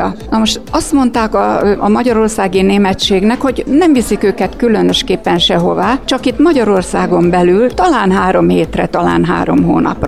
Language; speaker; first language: Hungarian; native; Hungarian